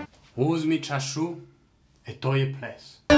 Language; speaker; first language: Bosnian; non-native, learner; French